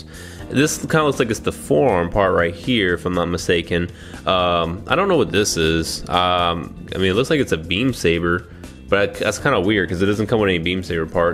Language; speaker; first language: English; native; English